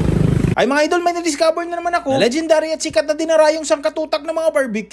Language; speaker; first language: Filipino; non-native, local second language; Cebuano